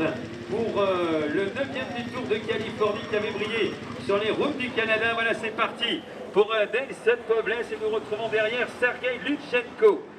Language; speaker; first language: French; native; French